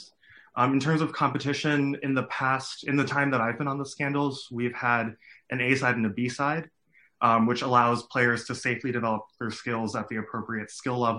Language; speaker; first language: English; non-native, local second language; Cantonese